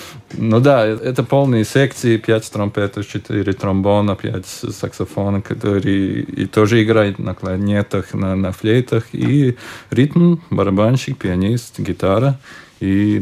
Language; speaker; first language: Russian; non-native, local second language; Latvian